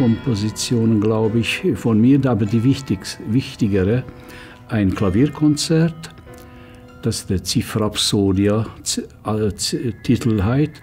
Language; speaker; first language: German; non-native, fluent; Hungarian